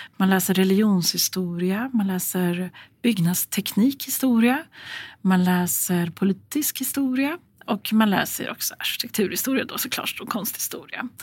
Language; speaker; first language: Swedish; native; Swedish